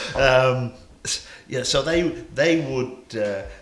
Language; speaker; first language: English; native; English